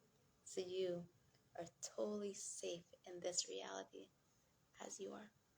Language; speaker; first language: English; native; English